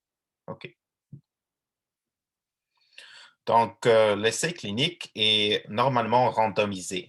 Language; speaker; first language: French; non-native, local second language; English